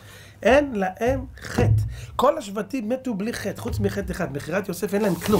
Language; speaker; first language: Hebrew; native; Hebrew